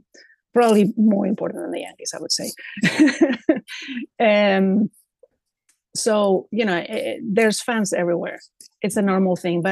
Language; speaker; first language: English; non-native, fluent; Spanish